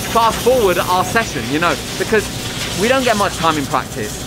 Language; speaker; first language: English; native; English